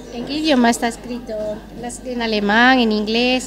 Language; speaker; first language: Spanish; native; Spanish